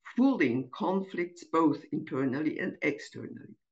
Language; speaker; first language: English; non-native, fluent; German